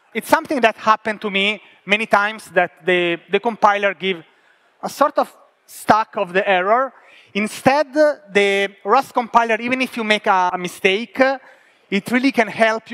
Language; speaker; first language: English; non-native, fluent; Italian